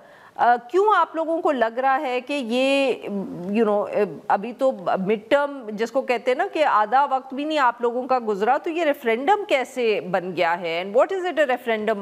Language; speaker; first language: Urdu; native; Urdu